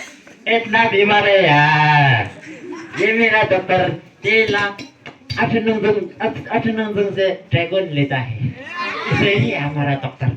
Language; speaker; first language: Hindi; non-native, local second language; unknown